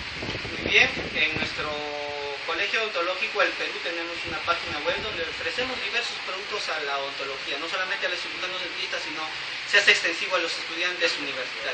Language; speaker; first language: Spanish; native; Spanish